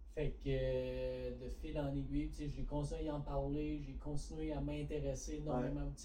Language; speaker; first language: French; native; French